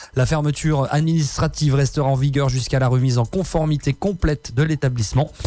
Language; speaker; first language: French; native; French